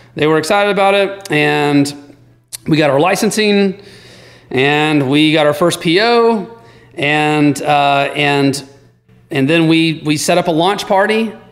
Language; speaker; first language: English; native; English